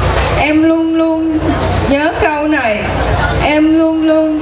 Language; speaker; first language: Vietnamese; early bilingual, heritage; Vietnamese